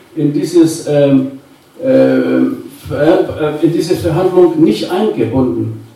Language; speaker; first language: German; non-native, fluent; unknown